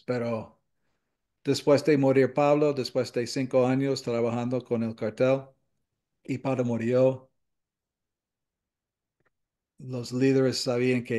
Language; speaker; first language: Spanish; non-native, fluent; English